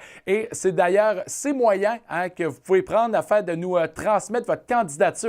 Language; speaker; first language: French; native; French